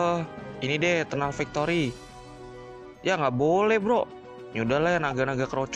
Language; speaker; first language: Indonesian; native; Indonesian